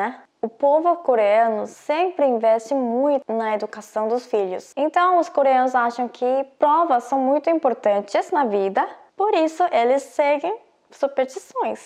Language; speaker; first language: Portuguese; non-native, fluent; Korean